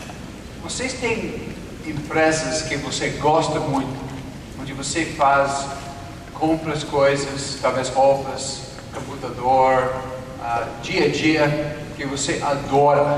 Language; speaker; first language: Portuguese; non-native, fluent; English